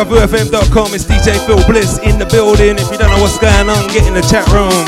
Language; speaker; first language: English; native; English